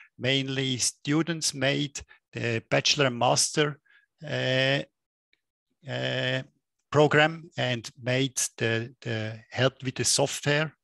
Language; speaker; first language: English; non-native, fluent; German